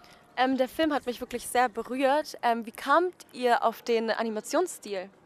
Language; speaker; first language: German; native; German